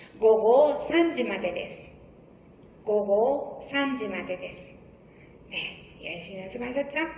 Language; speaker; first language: Japanese; non-native, fluent; Korean